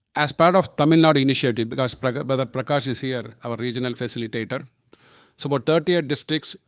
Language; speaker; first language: English; non-native, local second language; Tamil